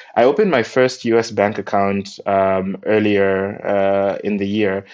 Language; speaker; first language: English; non-native, local second language; Nyanja